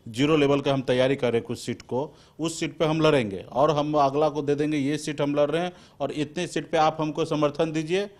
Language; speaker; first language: Hindi; native; Hindi